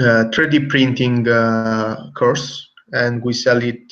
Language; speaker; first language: English; non-native, fluent; Italian